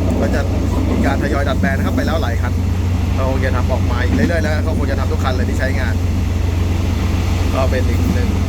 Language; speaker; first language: Thai; native; Thai